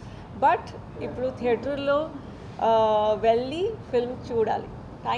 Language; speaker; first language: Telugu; non-native, learner; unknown